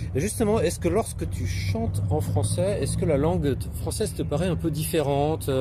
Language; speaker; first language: French; native; French